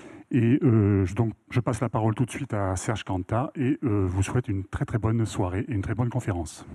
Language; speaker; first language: French; native; French